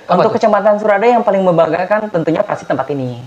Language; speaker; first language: Indonesian; native; Indonesian